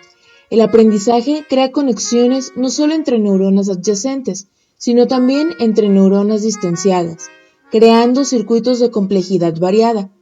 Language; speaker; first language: Spanish; native; Spanish